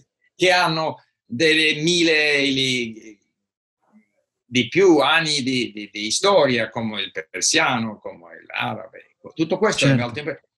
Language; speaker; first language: Italian; non-native, learner; English